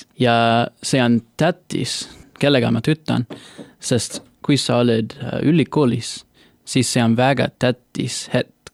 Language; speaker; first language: Estonian; non-native, learner; English